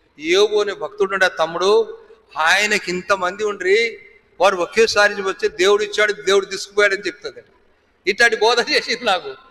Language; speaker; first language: Telugu; non-native, local second language; Lambadi